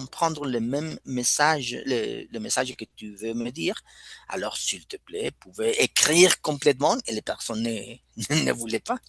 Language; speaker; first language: French; non-native, fluent; Spanish